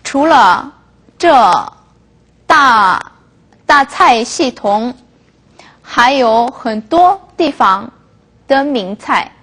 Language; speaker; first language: Chinese; non-native, fluent; Korean